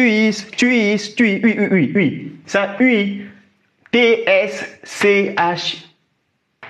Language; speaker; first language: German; non-native, fluent; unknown